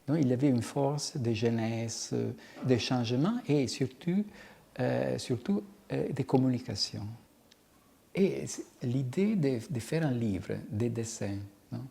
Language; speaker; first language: French; non-native, fluent; Italian